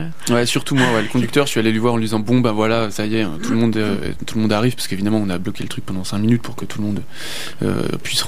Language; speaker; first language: French; native; French